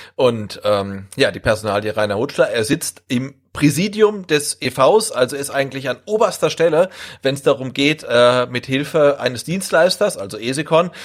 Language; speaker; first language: German; native; German